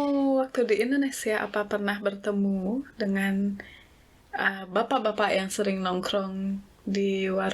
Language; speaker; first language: Indonesian; native; Indonesian